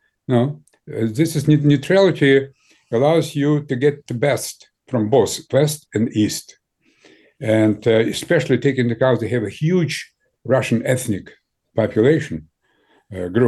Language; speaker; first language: English; non-native, fluent; Ukrainian